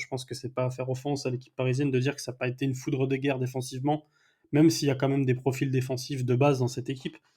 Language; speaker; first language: French; native; French